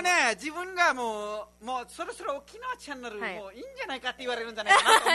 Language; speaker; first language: Japanese; non-native, fluent; Nepali